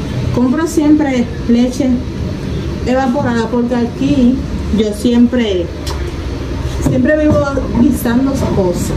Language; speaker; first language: Spanish; native; Spanish